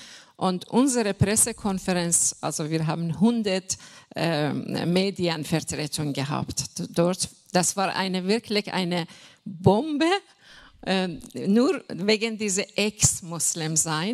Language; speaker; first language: German; non-native, learner; Persian